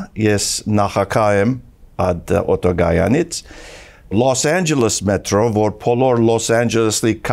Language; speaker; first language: Armenian; early bilingual, heritage; Armenian